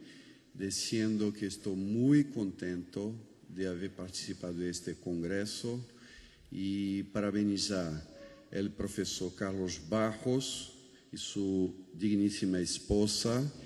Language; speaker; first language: Spanish; non-native, fluent; Portuguese